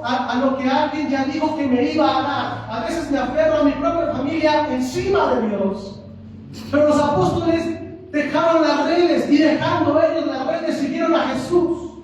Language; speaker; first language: Spanish; native; Spanish